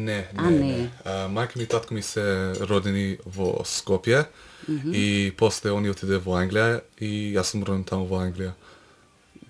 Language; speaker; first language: Macedonian; early bilingual, heritage; Macedonian